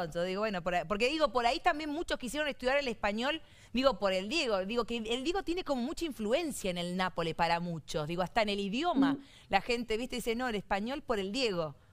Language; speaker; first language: Spanish; native; Spanish